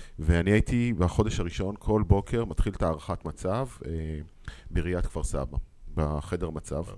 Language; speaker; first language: Hebrew; native; Hebrew